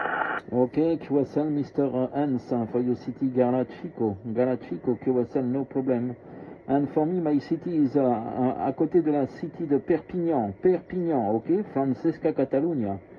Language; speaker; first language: English; non-native, learner; French